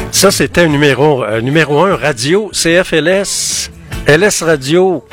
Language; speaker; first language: French; native; French